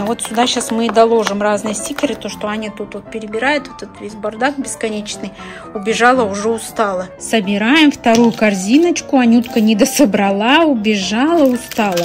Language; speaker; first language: Russian; native; Russian